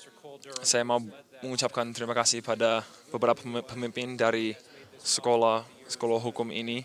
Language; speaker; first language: Indonesian; non-native, fluent; English